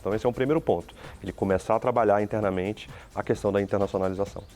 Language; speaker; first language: Portuguese; native; Portuguese